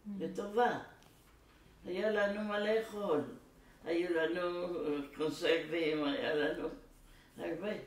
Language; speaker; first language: Hebrew; non-native, fluent; Arabic